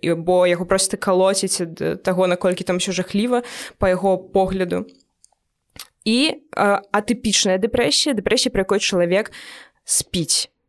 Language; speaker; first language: Belarusian; native; Belarusian